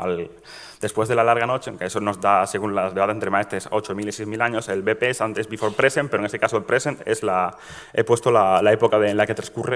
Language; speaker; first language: Spanish; native; Spanish